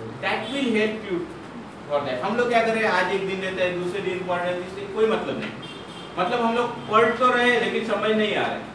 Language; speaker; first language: Hindi; non-native, local second language; Marathi